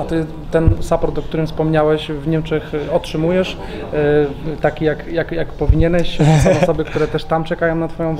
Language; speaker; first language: Polish; native; Polish